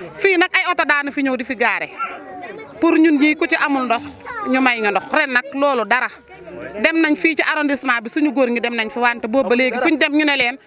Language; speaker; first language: Wolof; native; Wolof